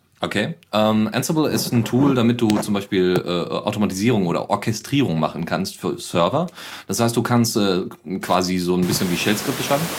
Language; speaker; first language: German; native; German